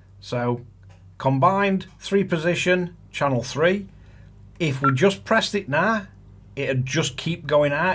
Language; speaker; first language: English; native; English